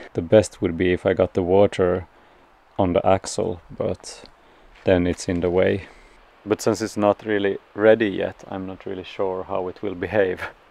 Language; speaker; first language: English; non-native, fluent; Swedish